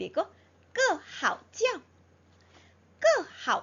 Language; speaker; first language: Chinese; non-native, fluent; Korean